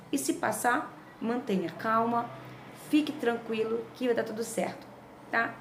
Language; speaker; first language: Portuguese; native; Portuguese